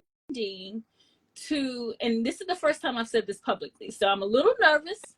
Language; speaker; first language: English; native; English